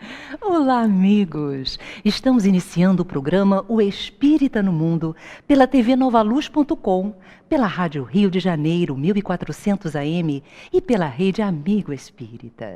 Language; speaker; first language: Portuguese; native; Portuguese